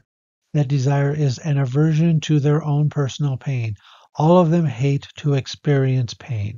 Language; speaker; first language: English; native; English